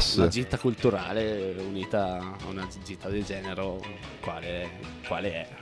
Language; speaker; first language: Italian; native; Italian